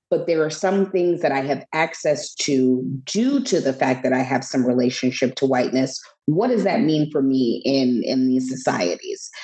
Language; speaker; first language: English; native; English